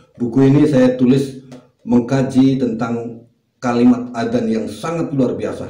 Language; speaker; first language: Indonesian; native; Indonesian